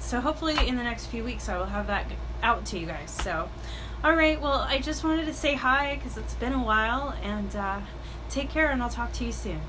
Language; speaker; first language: English; native; English